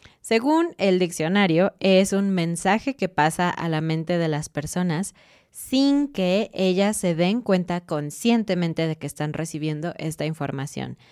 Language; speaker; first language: Spanish; native; Spanish